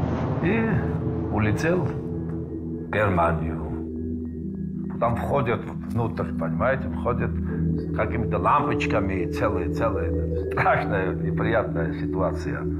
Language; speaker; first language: Russian; non-native, fluent; Georgian